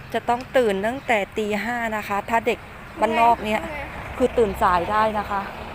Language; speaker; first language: Thai; native; Thai